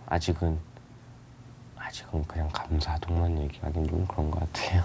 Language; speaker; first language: Korean; early bilingual, other home language; Urdu